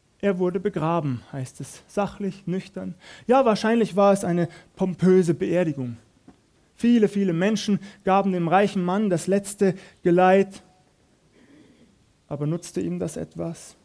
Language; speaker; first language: German; native; German